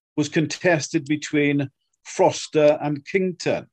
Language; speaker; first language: English; native; English